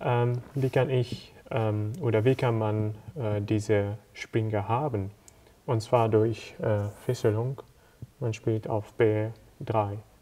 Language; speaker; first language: German; non-native, learner; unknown